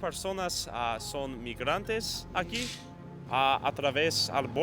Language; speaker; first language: Spanish; non-native, learner; English